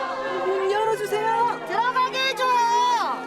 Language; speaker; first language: Korean; native; Korean